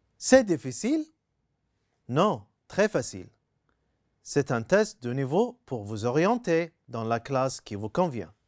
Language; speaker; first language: French; non-native, fluent; Arabic